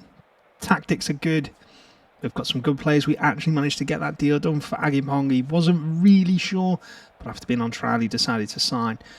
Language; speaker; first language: English; native; English